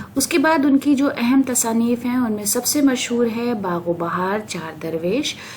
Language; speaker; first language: Urdu; native; Urdu